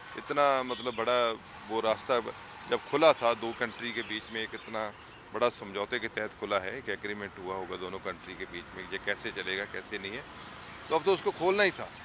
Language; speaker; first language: Hindi; non-native, local second language; Punjabi